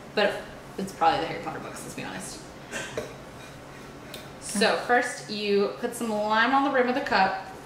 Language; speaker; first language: English; early bilingual, other home language; Spanish